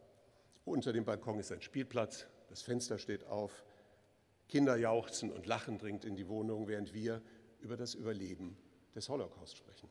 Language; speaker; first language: German; native; German